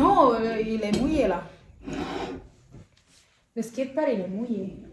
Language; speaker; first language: French; non-native, learner; Indonesian